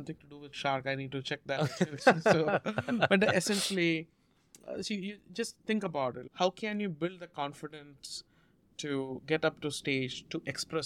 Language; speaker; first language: English; non-native, local second language; Malayalam